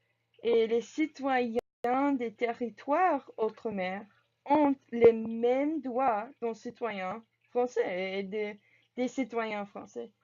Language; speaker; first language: French; non-native, learner; English